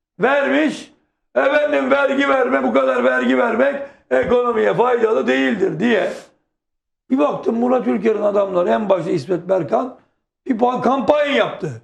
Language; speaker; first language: Turkish; native; Turkish